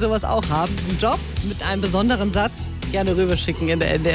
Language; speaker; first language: German; native; German